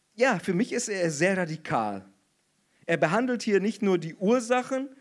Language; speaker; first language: German; non-native, fluent; Portuguese